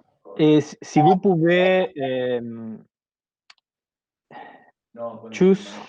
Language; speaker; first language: French; non-native, learner; Spanish